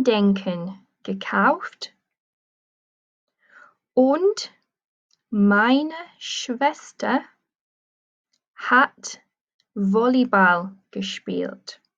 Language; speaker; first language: German; non-native, fluent; English